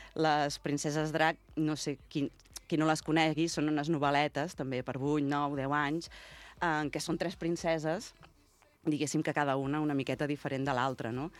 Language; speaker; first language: Catalan; native; Catalan